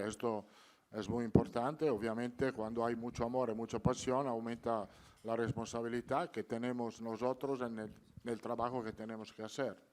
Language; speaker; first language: Spanish; non-native, fluent; Italian